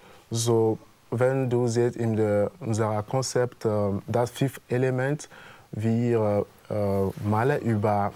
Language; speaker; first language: German; non-native, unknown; French